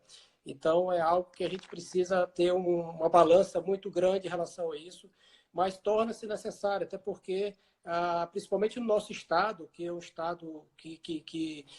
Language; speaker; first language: Portuguese; native; Portuguese